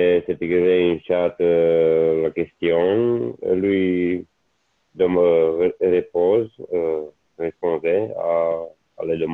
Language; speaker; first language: French; non-native, learner; Italian